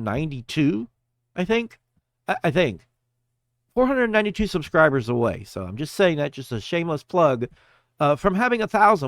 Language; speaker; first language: English; native; English